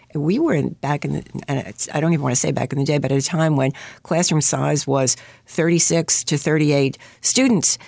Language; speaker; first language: English; native; English